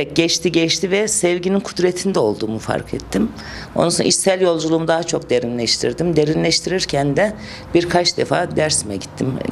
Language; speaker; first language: Turkish; native; Turkish